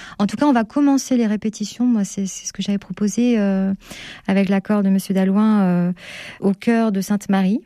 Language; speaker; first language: French; native; French